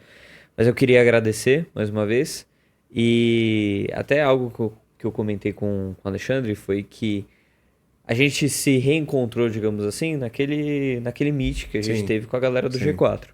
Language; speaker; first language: Portuguese; native; Portuguese